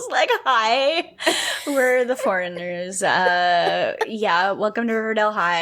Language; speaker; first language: English; native; English